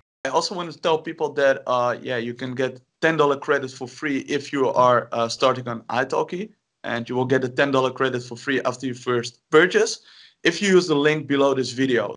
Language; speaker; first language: English; non-native, fluent; Dutch